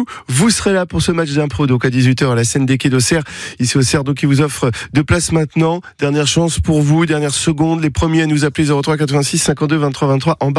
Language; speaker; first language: French; native; French